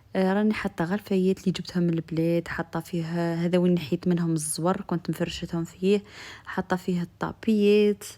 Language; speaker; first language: Arabic; native; Arabic